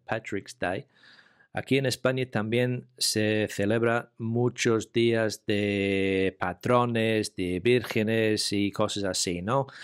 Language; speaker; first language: Spanish; non-native, fluent; English